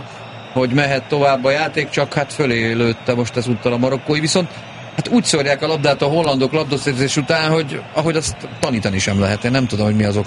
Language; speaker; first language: Hungarian; native; Hungarian